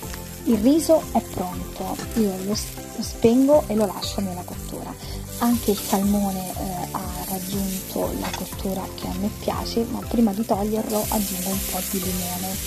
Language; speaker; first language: Italian; native; Italian